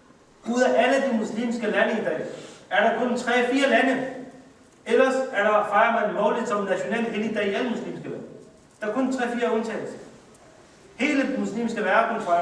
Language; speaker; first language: Danish; early bilingual, other home language; Urdu